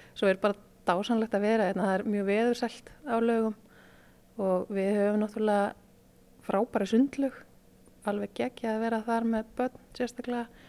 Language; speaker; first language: Icelandic; native; Icelandic